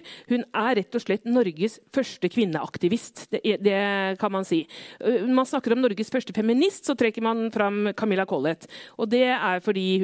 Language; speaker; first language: Norwegian; native; Norwegian